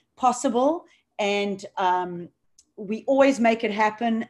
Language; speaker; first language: English; native; English